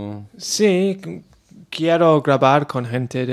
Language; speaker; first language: Spanish; non-native, learner; English